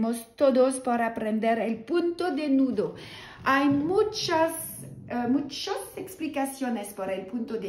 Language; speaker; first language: Spanish; non-native, learner; French